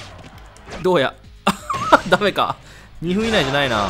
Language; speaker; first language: Japanese; native; Japanese